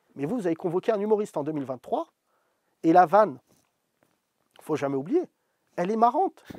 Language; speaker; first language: French; native; French